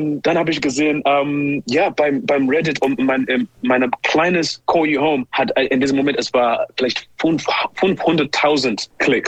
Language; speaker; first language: German; non-native, fluent; English